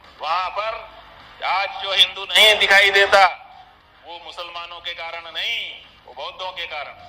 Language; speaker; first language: Hindi; native; Hindi